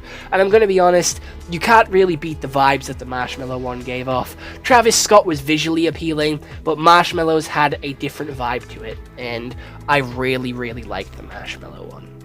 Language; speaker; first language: English; native; English